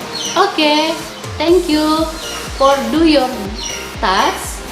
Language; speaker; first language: English; non-native, learner; Indonesian